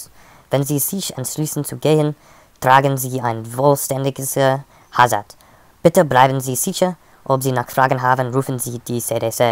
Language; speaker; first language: German; non-native, learner; English